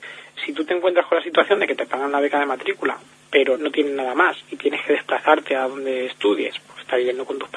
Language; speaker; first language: Spanish; native; Spanish